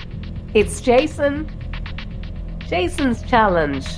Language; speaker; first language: English; native; English